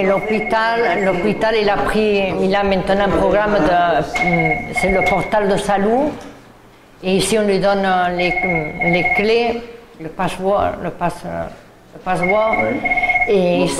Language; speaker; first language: French; non-native, learner; Spanish